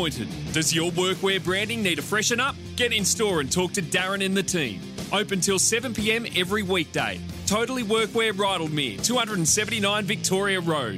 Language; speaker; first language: English; native; English